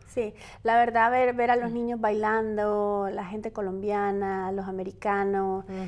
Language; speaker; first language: Spanish; native; Spanish